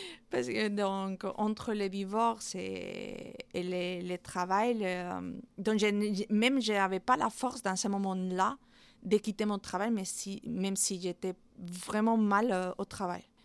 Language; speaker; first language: French; non-native, fluent; Spanish